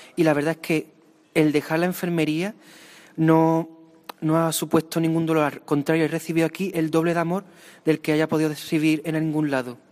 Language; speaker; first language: Spanish; native; Spanish